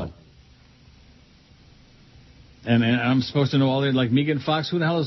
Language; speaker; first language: English; native; English